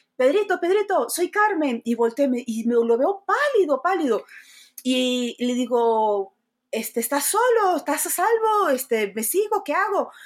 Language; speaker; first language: Spanish; native; Spanish